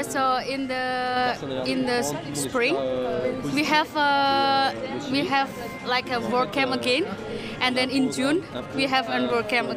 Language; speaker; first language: English; non-native, learner; Indonesian